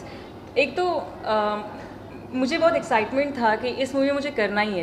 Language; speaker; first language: Hindi; non-native, local second language; Kannada